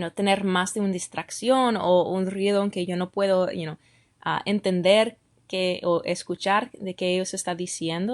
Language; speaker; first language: Spanish; non-native, fluent; English